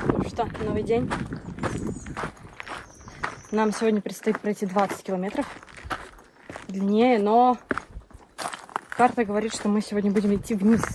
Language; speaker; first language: Russian; native; Russian